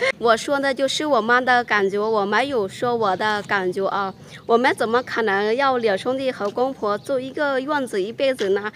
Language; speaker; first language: Chinese; non-native, fluent; Lao